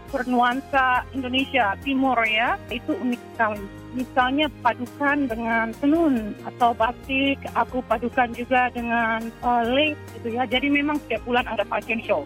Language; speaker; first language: Indonesian; native; Indonesian